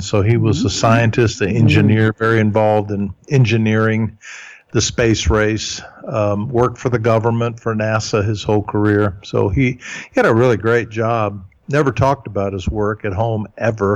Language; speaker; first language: English; early bilingual, other home language; German